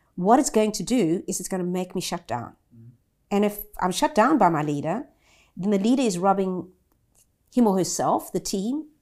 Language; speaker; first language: English; native; English